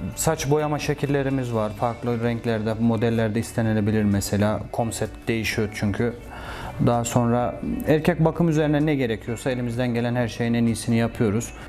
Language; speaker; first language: Turkish; native; Turkish